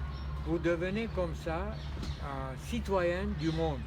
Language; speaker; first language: French; non-native, fluent; Turkish